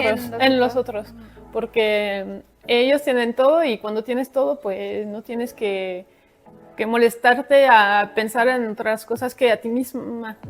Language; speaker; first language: Spanish; non-native, fluent; French